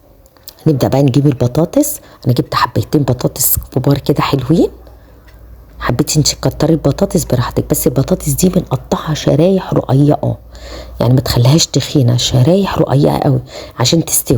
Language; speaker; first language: Arabic; native; Arabic